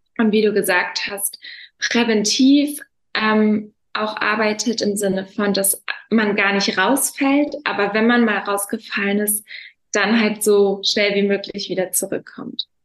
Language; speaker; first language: German; native; German